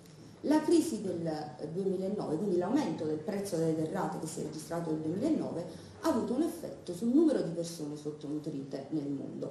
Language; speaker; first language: Italian; native; Italian